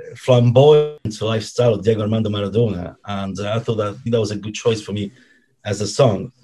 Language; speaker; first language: English; non-native, fluent; Italian